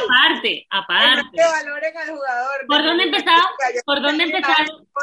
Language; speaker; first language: Spanish; native; Spanish